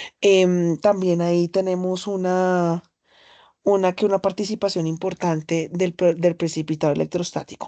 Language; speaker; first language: Spanish; native; Spanish